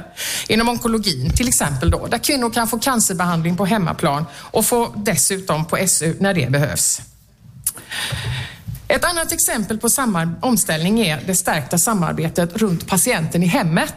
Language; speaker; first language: Swedish; native; Swedish